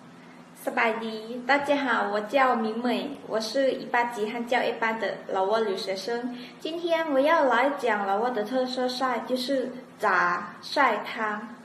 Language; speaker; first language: Chinese; non-native, learner; Lao